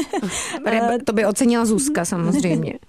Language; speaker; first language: Czech; native; Czech